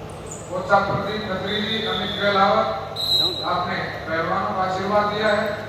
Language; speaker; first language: Hindi; native; Hindi